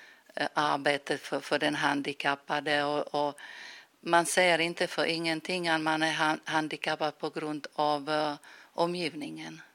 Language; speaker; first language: Swedish; non-native, fluent; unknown